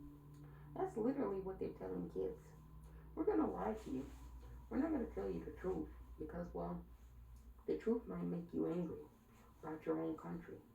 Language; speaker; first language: English; native; English